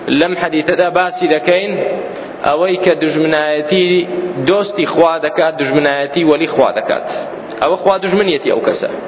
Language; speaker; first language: Central Kurdish; native; Central Kurdish